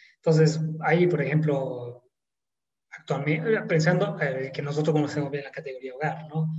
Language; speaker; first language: Spanish; non-native, fluent; Italian